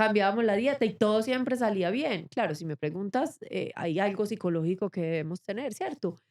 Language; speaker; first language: Spanish; native; Spanish